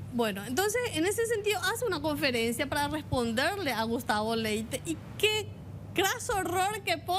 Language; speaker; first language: Spanish; native; Spanish